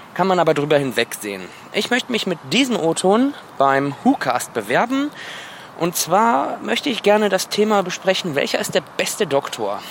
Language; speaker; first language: German; native; German